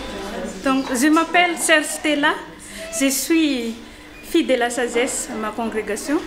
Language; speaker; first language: French; non-native, local second language; Malagasy